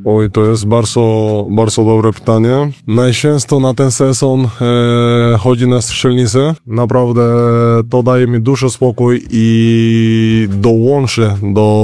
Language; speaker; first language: Polish; non-native, learner; Spanish